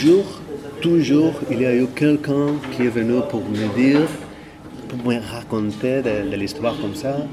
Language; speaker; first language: French; non-native, fluent; Catalan